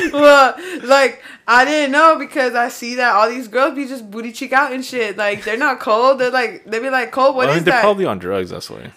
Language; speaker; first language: English; native; English